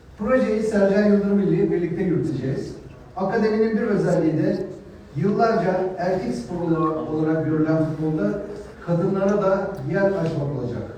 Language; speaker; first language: Turkish; native; Turkish